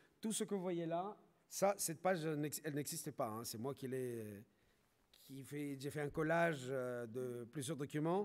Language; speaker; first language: French; non-native, fluent; Spanish